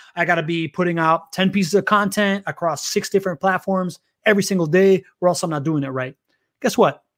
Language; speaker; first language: English; early bilingual, other home language; Spanish